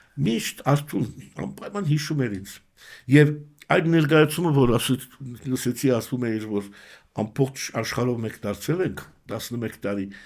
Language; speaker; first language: Armenian; early bilingual, heritage; Armenian